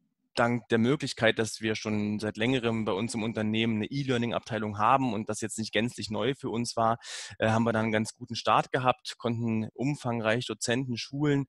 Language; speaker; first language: German; native; German